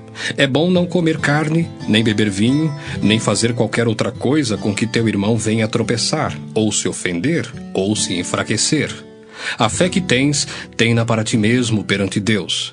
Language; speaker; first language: Portuguese; native; Portuguese